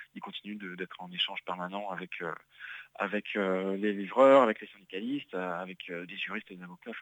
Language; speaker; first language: French; native; French